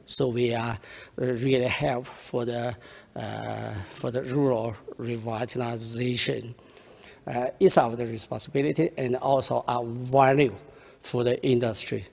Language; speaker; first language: English; non-native, learner; Chinese